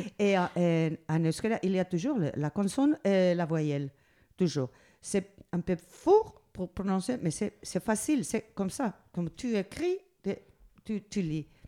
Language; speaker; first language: French; non-native, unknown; Spanish